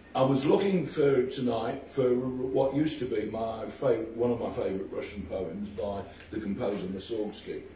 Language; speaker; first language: English; native; English